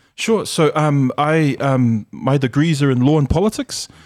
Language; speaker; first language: English; early bilingual, other home language; Samoan